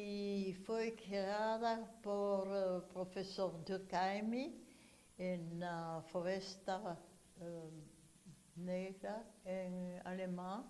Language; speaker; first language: Portuguese; non-native, fluent; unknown